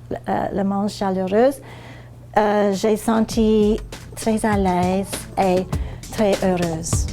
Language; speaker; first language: French; non-native, fluent; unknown